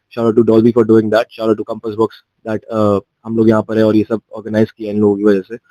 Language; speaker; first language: Hindi; non-native, local second language; Gujarati